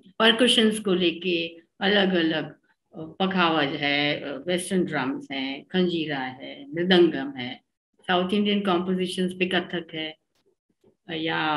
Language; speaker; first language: Hindi; native; Hindi